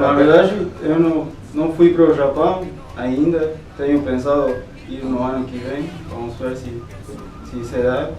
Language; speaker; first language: Portuguese; non-native, fluent; Spanish